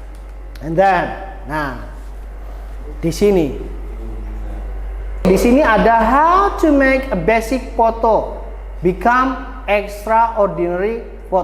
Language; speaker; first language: English; non-native, fluent; Indonesian